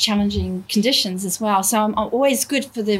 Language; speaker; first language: English; native; English